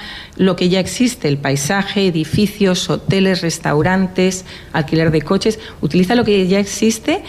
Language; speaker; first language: Spanish; native; Spanish